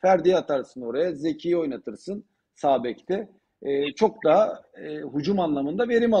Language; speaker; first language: Turkish; native; Turkish